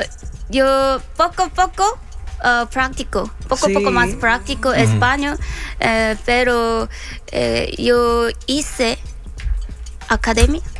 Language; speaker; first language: Spanish; non-native, learner; Korean